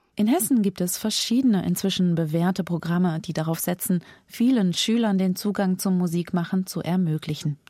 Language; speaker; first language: German; native; German